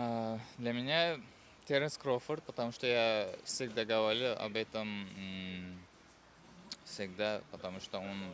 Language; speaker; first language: Russian; non-native, fluent; Uzbek